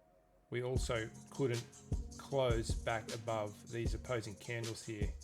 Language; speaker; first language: English; native; English